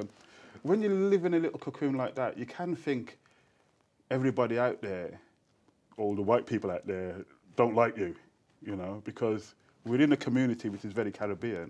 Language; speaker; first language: English; native; English